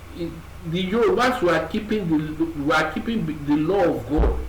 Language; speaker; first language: English; non-native, local second language; Yoruba